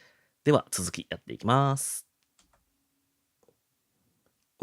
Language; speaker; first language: Japanese; native; Japanese